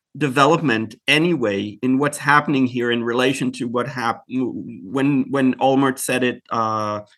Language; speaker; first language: English; early bilingual, other home language; Hebrew